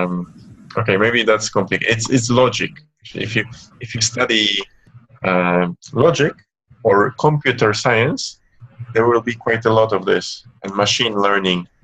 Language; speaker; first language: English; non-native, fluent; Polish